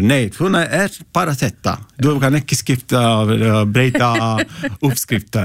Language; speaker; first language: Icelandic; non-native, learner; Italian